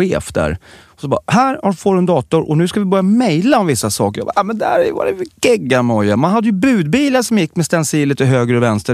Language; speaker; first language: Swedish; native; Swedish